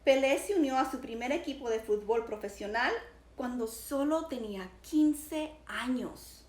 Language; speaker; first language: Spanish; early bilingual, heritage; Spanish